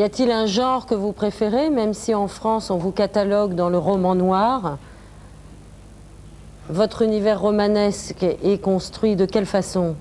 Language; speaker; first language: French; native; French